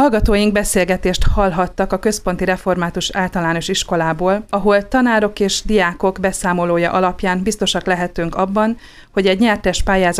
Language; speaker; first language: Hungarian; native; Hungarian